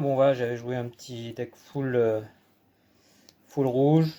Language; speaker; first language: French; native; French